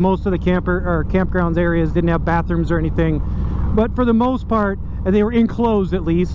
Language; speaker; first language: English; native; English